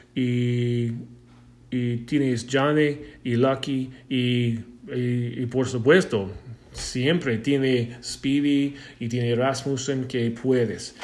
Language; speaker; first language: Spanish; non-native, learner; English